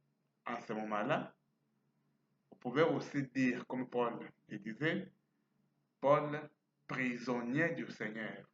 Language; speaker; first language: French; non-native, fluent; Portuguese